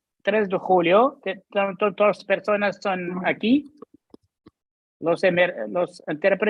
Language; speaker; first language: Spanish; non-native, learner; French